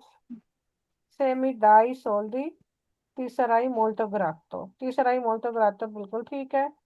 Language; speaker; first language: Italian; non-native, learner; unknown